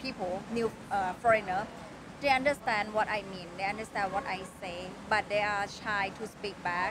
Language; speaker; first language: English; non-native, fluent; Thai